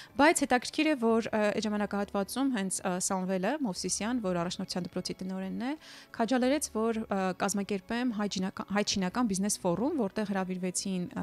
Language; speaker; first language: Armenian; native; Armenian